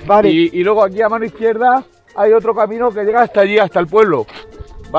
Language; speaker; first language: Spanish; native; Spanish